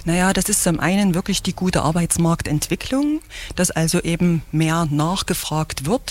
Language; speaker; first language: German; native; German